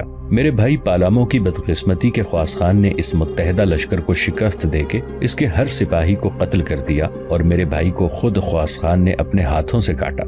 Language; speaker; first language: Urdu; native; Urdu